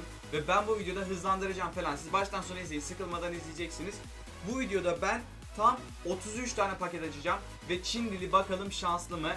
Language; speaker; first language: Turkish; native; Turkish